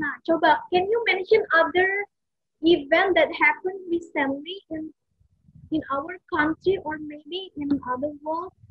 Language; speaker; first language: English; non-native, fluent; Indonesian